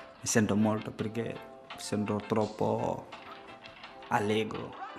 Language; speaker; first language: Italian; non-native, learner; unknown